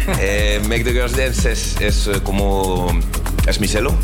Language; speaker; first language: Spanish; non-native, learner; French